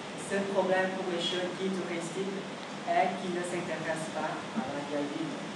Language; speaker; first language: French; non-native, learner; Vietnamese